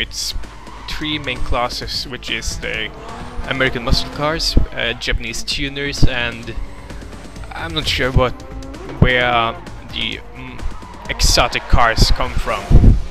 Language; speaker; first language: English; non-native, fluent; Norwegian